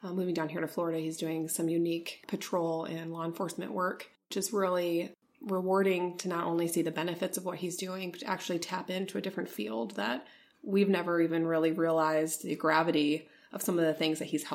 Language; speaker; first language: English; native; English